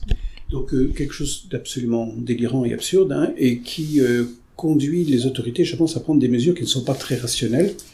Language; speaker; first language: French; native; French